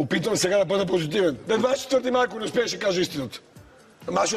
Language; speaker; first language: Bulgarian; native; Bulgarian